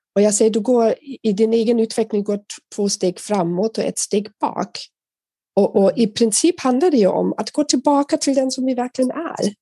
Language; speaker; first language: Swedish; non-native, fluent; German